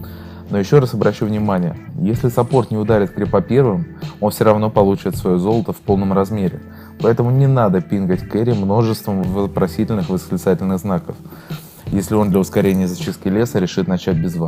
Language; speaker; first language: Russian; native; Russian